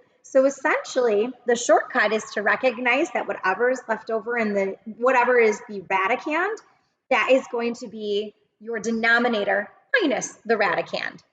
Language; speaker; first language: English; native; English